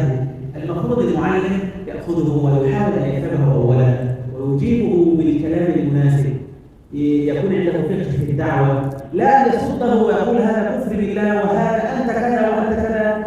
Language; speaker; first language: Arabic; native; Arabic